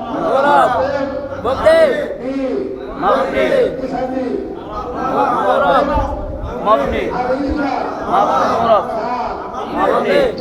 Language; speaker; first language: Arabic; non-native, learner; Bangla